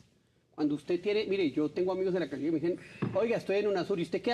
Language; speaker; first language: Spanish; native; Spanish